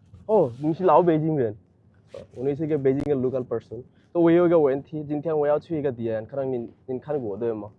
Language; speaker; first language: Chinese; non-native, learner; Bangla